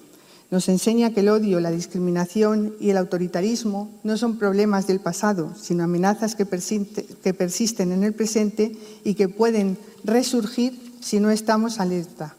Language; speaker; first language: Spanish; native; Spanish